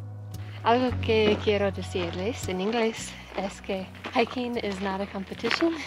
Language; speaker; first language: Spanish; non-native, learner; English